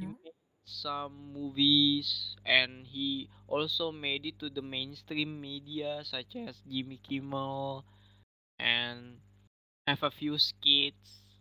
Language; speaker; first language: English; non-native, learner; Indonesian